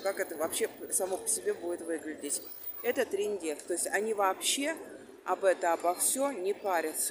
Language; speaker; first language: Russian; native; Russian